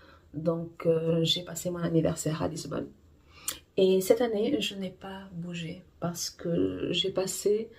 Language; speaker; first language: French; non-native, fluent; Portuguese